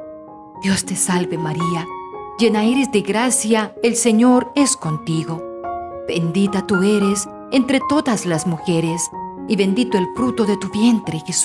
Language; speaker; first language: Spanish; native; Spanish